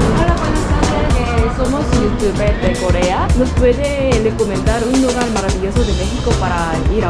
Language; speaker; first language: Spanish; non-native, learner; Korean